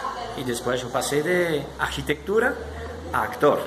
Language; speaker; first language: Spanish; non-native, fluent; French